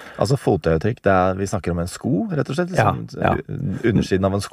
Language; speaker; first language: Norwegian; native; Norwegian